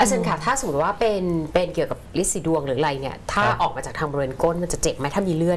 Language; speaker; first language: Thai; native; Thai